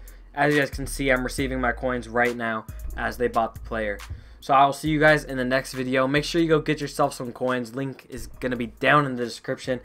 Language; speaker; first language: English; native; English